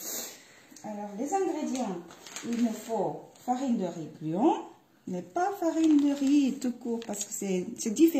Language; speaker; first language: French; non-native, fluent; Japanese